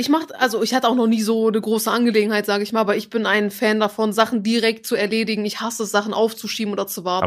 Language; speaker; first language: German; native; German